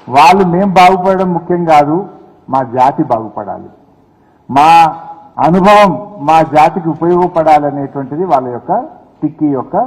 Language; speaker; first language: Telugu; native; Telugu